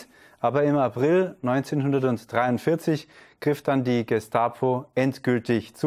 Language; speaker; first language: German; native; German